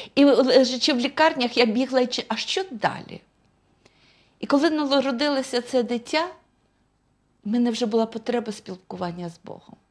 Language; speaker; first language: Ukrainian; non-native, fluent; Russian